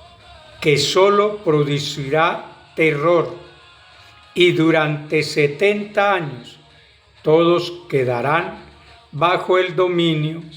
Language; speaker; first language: Spanish; native; Spanish